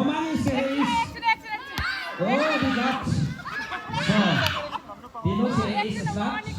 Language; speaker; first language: Danish; non-native, fluent; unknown